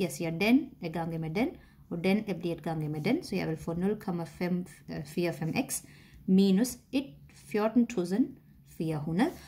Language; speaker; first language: Danish; non-native, fluent; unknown